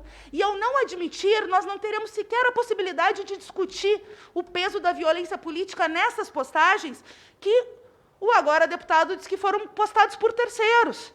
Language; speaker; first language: Portuguese; native; Portuguese